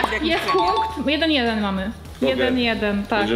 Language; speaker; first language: Polish; native; Polish